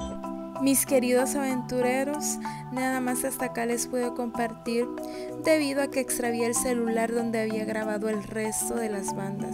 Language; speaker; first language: Spanish; native; Spanish